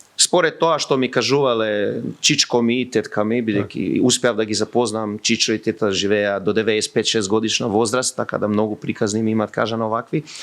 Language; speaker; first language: Macedonian; early bilingual, heritage; Macedonian